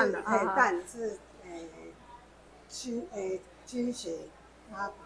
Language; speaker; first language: Chinese; native; Chinese